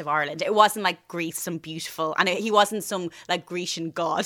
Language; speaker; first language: English; native; English